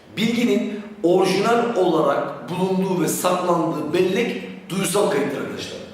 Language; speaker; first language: Turkish; native; Turkish